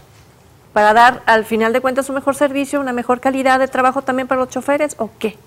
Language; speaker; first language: Spanish; native; Spanish